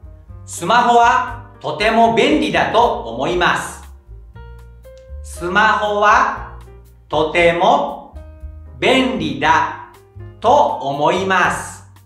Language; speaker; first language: Japanese; non-native, fluent; Indonesian